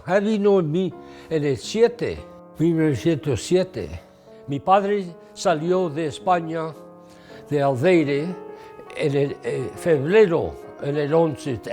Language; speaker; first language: Spanish; early bilingual, heritage; English